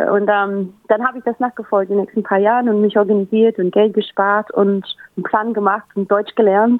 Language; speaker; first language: German; native; German